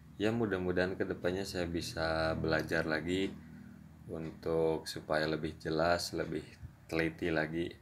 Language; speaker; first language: Indonesian; non-native, local second language; Sundanese